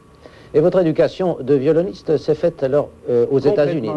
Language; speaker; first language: French; native; French